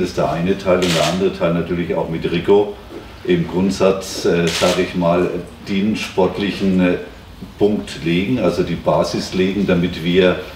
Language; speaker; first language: German; native; German